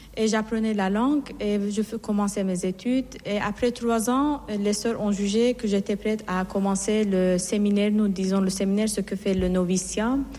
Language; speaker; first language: French; non-native, fluent; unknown